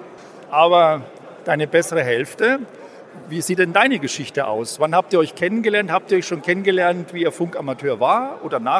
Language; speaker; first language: German; native; German